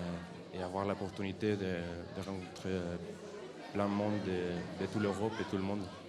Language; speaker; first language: French; non-native, fluent; Catalan